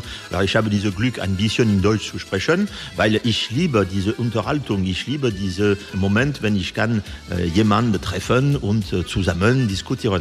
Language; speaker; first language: German; non-native, learner; French